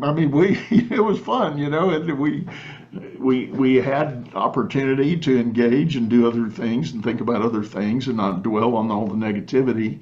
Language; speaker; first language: English; native; English